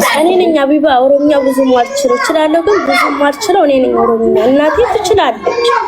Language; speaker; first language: Amharic; native; Amharic